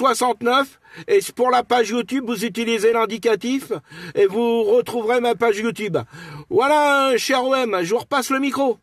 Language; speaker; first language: French; native; French